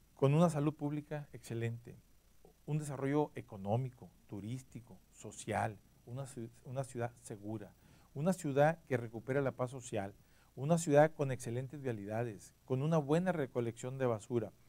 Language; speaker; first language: Spanish; native; Spanish